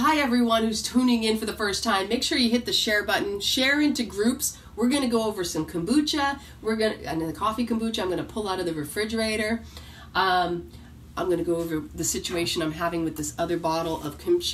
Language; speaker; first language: English; native; English